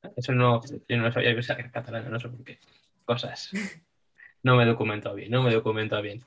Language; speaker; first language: Spanish; native; Spanish